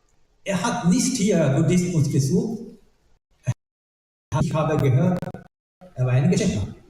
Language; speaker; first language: German; non-native, learner; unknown